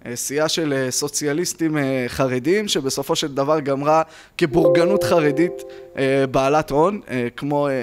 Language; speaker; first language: Hebrew; native; Hebrew